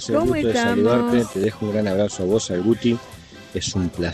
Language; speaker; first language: Spanish; native; Spanish